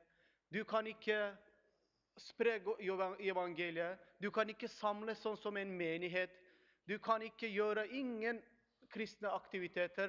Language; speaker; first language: Swedish; non-native, learner; Turkmen